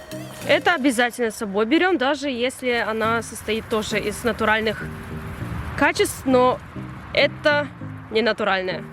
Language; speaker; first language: Russian; early bilingual, heritage; Russian